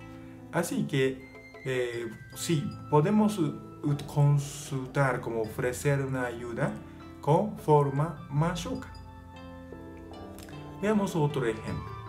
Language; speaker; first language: Spanish; non-native, fluent; Japanese